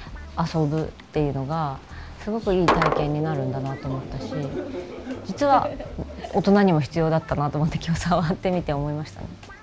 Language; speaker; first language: Japanese; native; Japanese